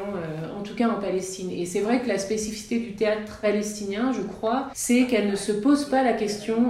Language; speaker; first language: French; native; French